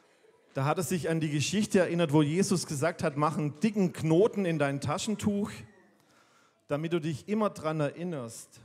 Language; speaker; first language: German; native; German